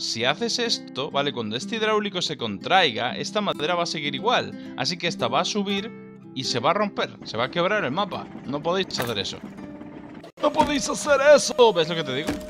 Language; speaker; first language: Spanish; native; Spanish